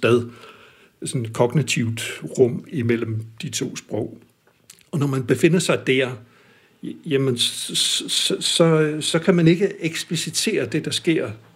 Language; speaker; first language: Danish; non-native, fluent; English